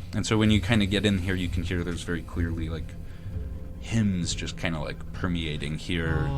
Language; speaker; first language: English; native; English